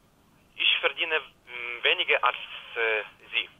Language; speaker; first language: German; non-native, learner; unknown